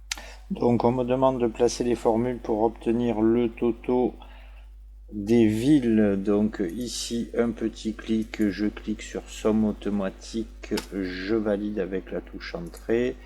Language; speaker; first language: French; native; French